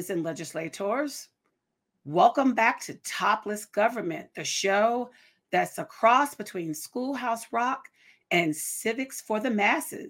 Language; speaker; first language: English; native; English